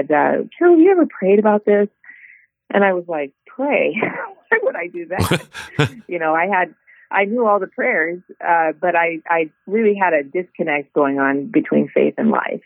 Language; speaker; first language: English; native; English